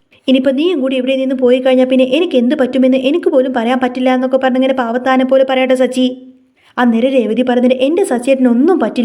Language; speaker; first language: Malayalam; native; Malayalam